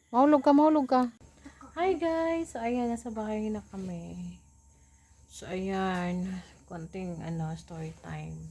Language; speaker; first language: Filipino; non-native, local second language; Cebuano